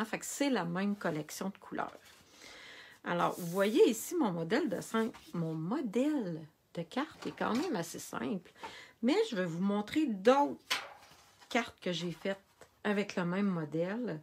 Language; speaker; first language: French; native; French